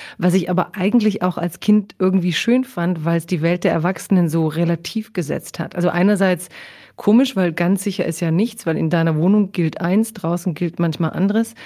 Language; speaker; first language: German; early bilingual, other home language; Croatian